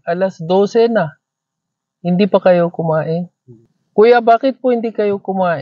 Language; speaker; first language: Filipino; non-native, learner; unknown